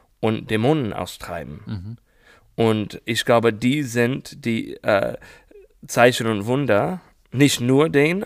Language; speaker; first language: German; non-native, learner; English